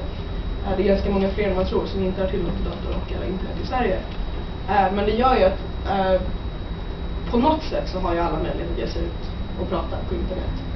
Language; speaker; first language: Swedish; native; Swedish